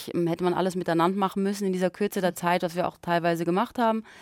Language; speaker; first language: German; native; German